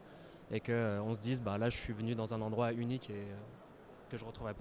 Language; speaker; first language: French; native; French